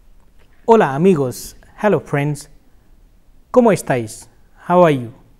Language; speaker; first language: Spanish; non-native, fluent; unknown